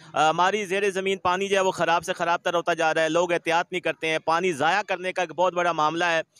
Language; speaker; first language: Urdu; non-native, local second language; Punjabi